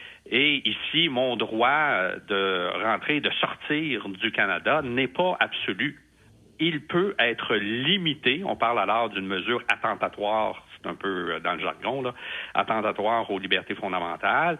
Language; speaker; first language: French; native; French